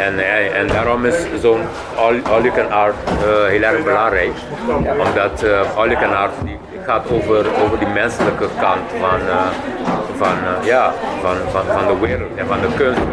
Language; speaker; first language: Dutch; non-native, local second language; Papiamento